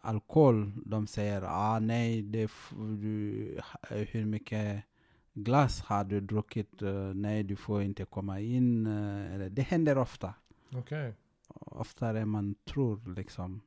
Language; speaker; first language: Swedish; non-native, fluent; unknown